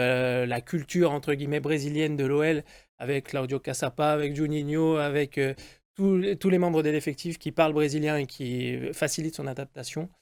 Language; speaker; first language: French; native; French